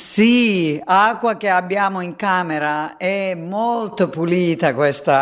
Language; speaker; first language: Italian; non-native, fluent; Finnish